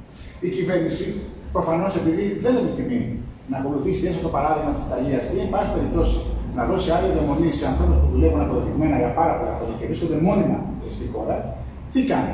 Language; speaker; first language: Greek; native; Greek